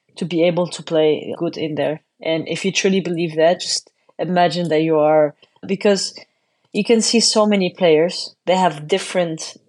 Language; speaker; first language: English; non-native, fluent; Arabic